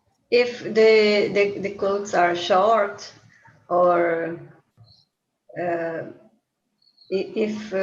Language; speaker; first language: English; non-native, learner; Portuguese